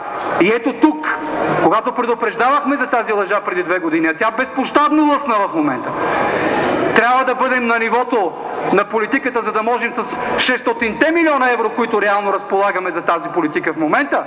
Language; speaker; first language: Bulgarian; native; Bulgarian